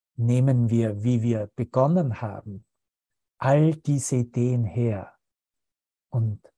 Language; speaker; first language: German; native; German